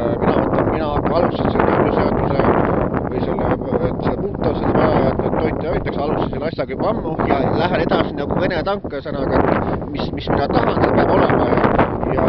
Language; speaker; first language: Estonian; native; Estonian